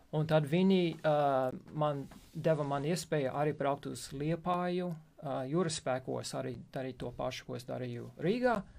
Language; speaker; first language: Latvian; non-native, fluent; English